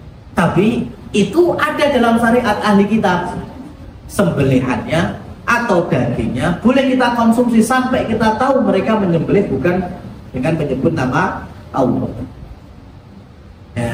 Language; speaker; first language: Indonesian; native; Indonesian